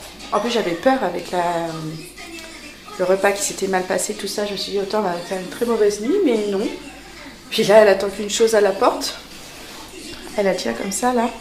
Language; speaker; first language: French; native; French